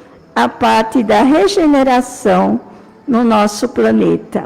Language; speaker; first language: Portuguese; native; Portuguese